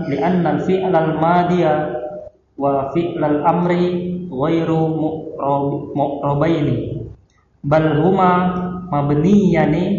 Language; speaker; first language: Arabic; non-native, learner; Indonesian